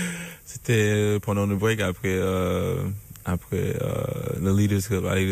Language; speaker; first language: French; non-native, learner; English